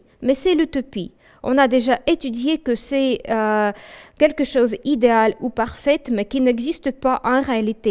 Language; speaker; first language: French; non-native, fluent; Russian